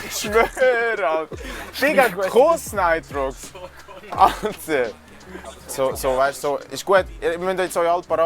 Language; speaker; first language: German; native; German